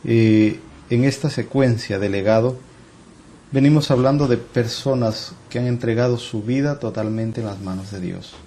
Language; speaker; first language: Spanish; native; Spanish